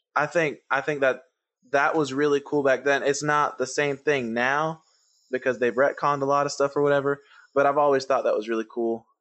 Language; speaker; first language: English; non-native, fluent; Spanish